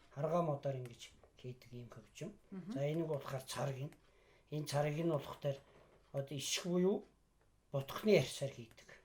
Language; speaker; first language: Mongolian; native; Mongolian